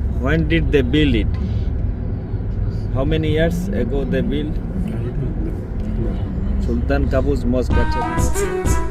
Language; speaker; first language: English; non-native, learner; Bangla